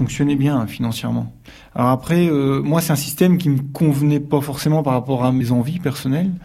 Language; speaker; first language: French; native; French